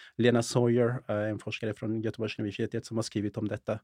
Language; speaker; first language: Swedish; early bilingual, other home language; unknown